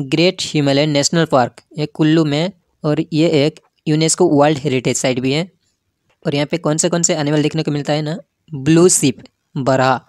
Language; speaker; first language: Hindi; non-native, local second language; Odia